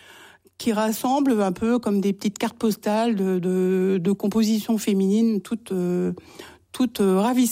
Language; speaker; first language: French; native; French